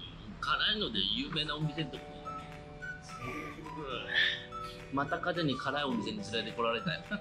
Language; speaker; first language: Japanese; native; Japanese